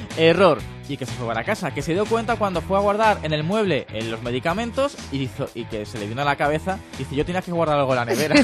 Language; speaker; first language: Spanish; native; Spanish